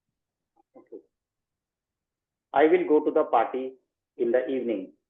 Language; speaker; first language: English; non-native, local second language; Hindi